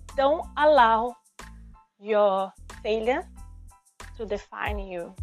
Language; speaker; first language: English; non-native, fluent; Portuguese